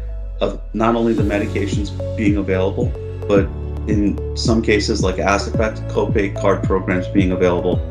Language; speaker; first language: English; native; English